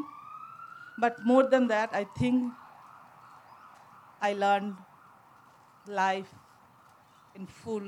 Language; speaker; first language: English; non-native, local second language; Bangla